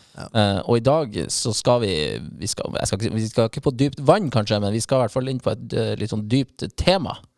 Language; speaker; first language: Norwegian; native; Norwegian